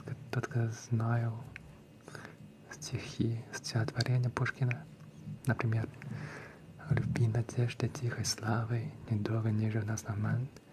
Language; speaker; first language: Russian; non-native, learner; Chinese